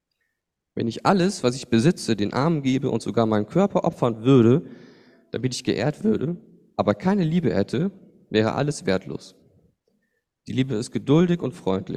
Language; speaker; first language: German; native; German